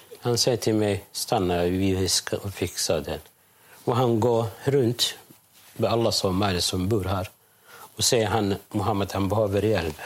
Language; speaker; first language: Swedish; non-native, learner; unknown